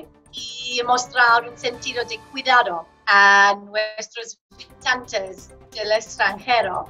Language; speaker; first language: Spanish; non-native, fluent; English